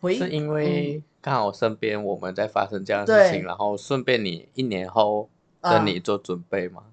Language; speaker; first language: Chinese; native; Chinese